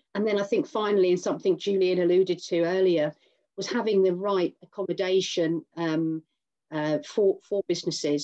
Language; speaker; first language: English; native; English